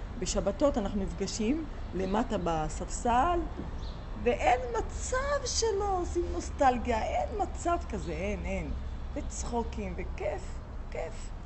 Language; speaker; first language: Hebrew; native; Hebrew